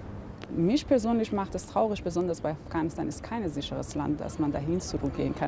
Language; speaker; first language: German; early bilingual, other home language; Persian